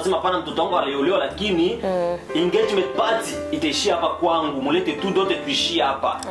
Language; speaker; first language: Swahili; native; Swahili